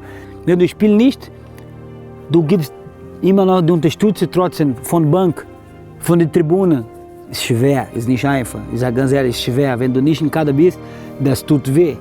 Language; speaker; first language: German; non-native, learner; Portuguese